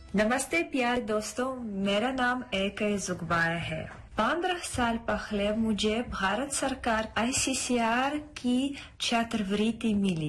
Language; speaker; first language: Hindi; non-native, fluent; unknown